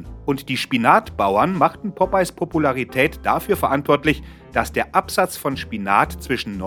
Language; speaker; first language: German; native; German